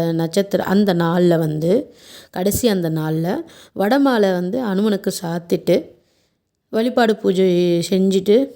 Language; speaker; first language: Tamil; non-native, local second language; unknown